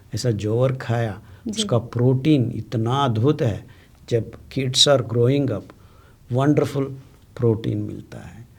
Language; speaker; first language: Hindi; non-native, local second language; Telugu